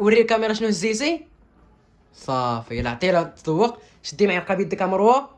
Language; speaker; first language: Arabic; native; Arabic